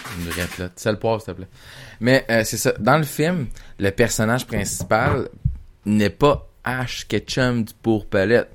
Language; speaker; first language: French; native; French